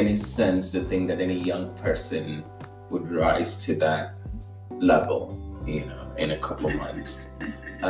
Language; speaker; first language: English; non-native, local second language; Igbo